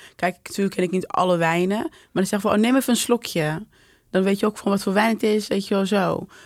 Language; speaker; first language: Dutch; non-native, fluent; Bambara